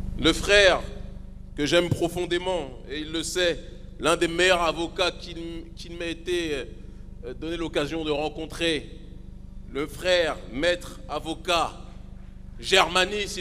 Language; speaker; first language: French; native; French